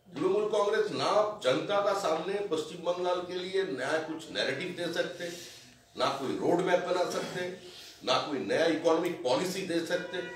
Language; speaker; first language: Hindi; non-native, local second language; Bangla